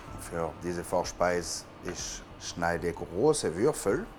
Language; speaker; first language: German; non-native, learner; French